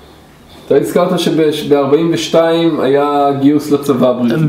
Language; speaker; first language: Hebrew; native; Hebrew